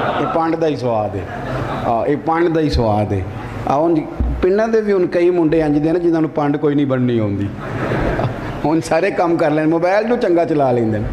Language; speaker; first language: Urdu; non-native, local second language; Punjabi